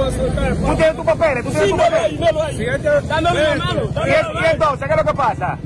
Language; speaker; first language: Spanish; native; Spanish